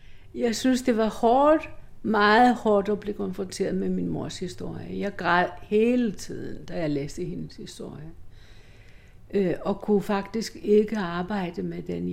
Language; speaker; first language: Danish; non-native, fluent; Greek